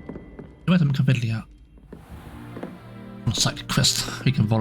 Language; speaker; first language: Swedish; non-native, learner; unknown